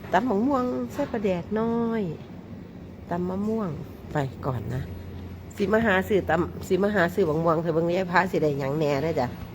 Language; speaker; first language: Thai; native; Thai